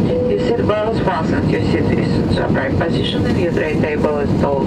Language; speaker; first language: English; non-native, fluent; Russian